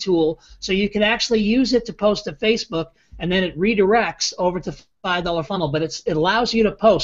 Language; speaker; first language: English; native; English